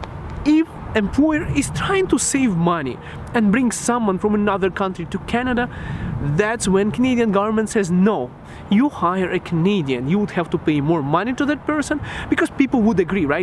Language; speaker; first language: English; non-native, local second language; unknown